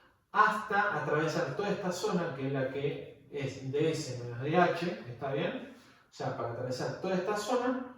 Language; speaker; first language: Spanish; native; Spanish